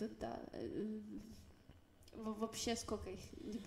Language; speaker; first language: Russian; early bilingual, heritage; Russian